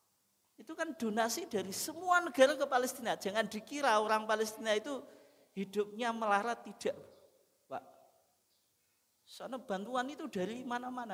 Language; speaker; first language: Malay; non-native, local second language; Javanese